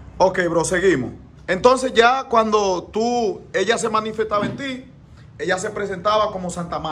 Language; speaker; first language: Spanish; native; Spanish